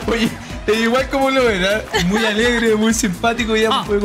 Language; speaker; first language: Spanish; native; Spanish